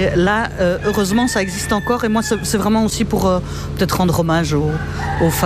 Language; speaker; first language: French; native; French